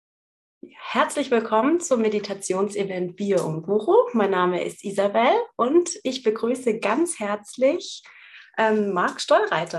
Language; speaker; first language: German; native; German